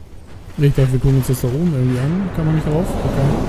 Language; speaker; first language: German; native; German